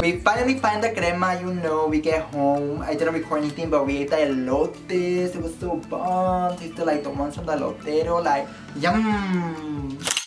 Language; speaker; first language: English; early bilingual, other home language; Spanish